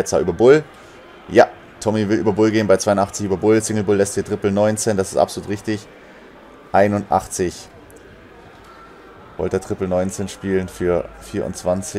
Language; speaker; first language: German; native; German